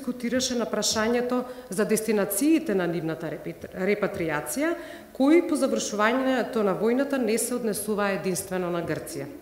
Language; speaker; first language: Macedonian; native; Macedonian